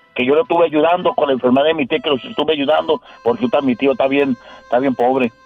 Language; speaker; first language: Spanish; native; Spanish